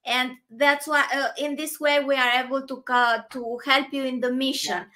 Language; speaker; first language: English; non-native, fluent; Romanian